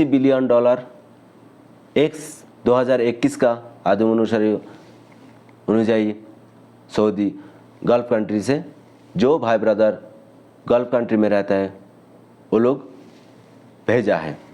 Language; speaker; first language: Hindi; non-native, local second language; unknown